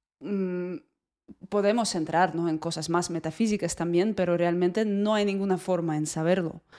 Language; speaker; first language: Spanish; non-native, fluent; Russian